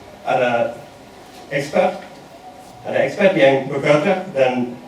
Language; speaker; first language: Indonesian; non-native, learner; German